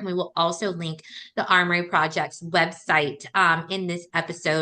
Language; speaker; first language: English; native; English